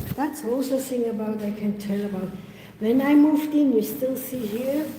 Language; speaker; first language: English; non-native, learner; German